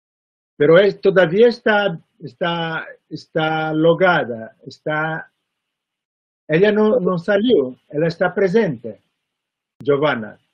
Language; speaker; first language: Spanish; non-native, fluent; Portuguese